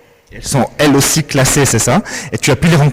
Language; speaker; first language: French; native; French